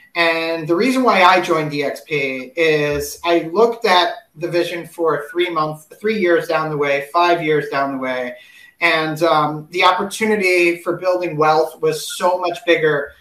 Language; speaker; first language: English; native; English